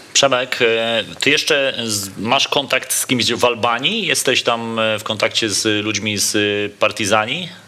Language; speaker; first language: Polish; native; Polish